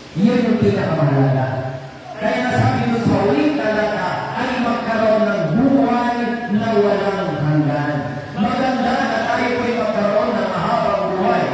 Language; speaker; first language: Filipino; non-native, local second language; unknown